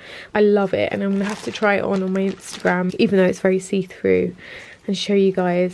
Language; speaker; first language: English; native; English